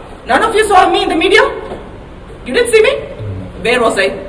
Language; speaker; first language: English; non-native, local second language; Tamil